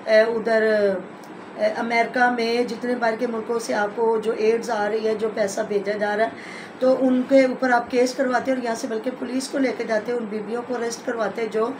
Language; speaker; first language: Urdu; non-native, local second language; Punjabi